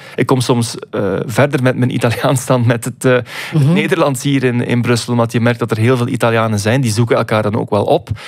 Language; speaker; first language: Dutch; native; Dutch